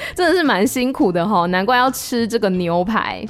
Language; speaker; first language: Chinese; non-native, local second language; Min Nan Chinese